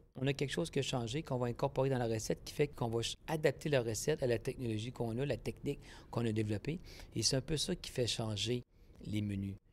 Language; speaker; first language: French; native; French